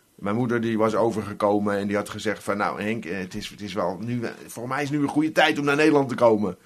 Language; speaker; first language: Dutch; native; Dutch